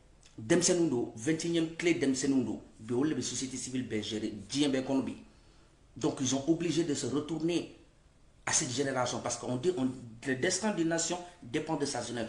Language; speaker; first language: French; non-native, local second language; Bambara